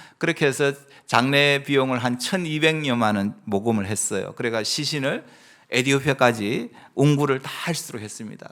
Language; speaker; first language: Korean; native; Korean